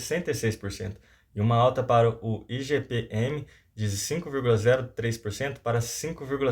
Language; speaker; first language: Portuguese; native; Portuguese